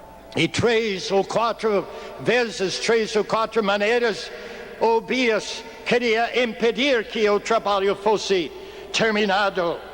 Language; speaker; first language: Portuguese; non-native, fluent; English